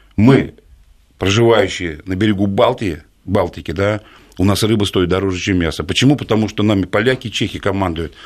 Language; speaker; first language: Russian; native; Russian